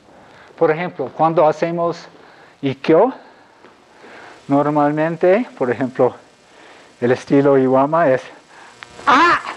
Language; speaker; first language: Spanish; non-native, fluent; English